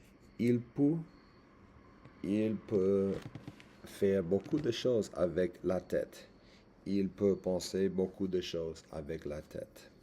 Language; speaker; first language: French; non-native, learner; English